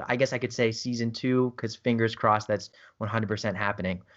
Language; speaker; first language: English; native; English